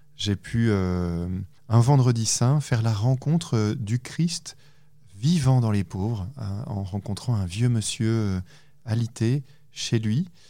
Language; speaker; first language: French; native; French